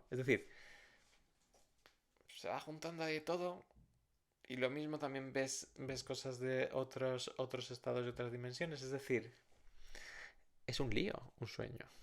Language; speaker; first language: Spanish; native; Spanish